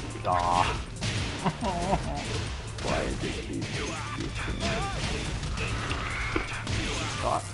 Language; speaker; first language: English; non-native, learner; Italian